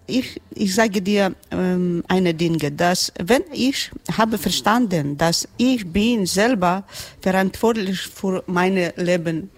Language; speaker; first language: German; non-native, learner; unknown